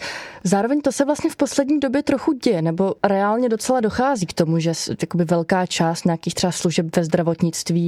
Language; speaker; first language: Czech; native; Czech